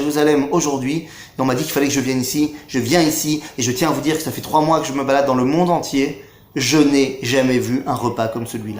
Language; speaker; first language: French; native; French